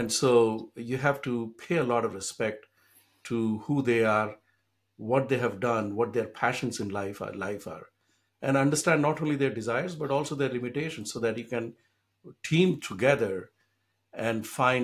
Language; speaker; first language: English; non-native, local second language; Hindi